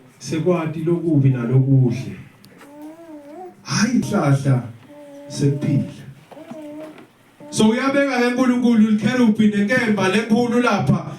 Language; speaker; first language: Zulu; non-native, local second language; Swati